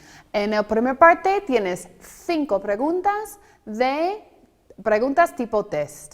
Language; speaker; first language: Spanish; non-native, fluent; English